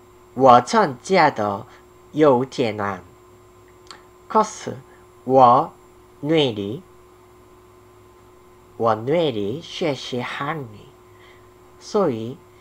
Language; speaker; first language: Chinese; non-native, learner; Korean